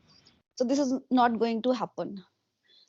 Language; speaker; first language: English; non-native, local second language; Hindi